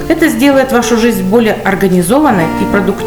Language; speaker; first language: Russian; native; Russian